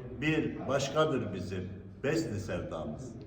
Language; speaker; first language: Turkish; native; Turkish